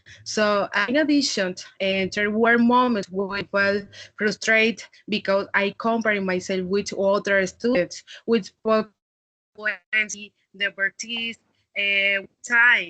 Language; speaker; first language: English; non-native, learner; Spanish